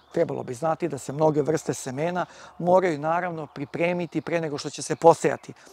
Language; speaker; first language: Croatian; native; Croatian